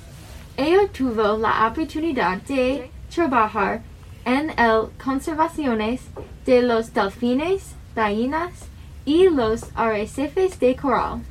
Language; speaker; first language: Spanish; non-native, learner; English